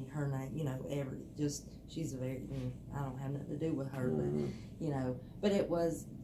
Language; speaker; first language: English; native; English